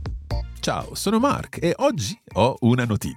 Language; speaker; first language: Italian; non-native, fluent; English